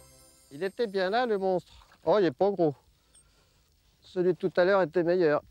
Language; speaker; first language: French; native; French